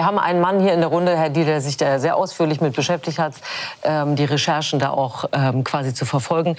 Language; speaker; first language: German; native; German